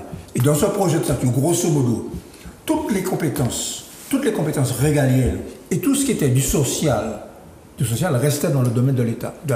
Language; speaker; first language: French; native; French